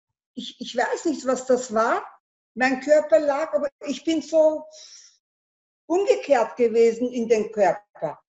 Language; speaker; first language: German; non-native, learner; Turkish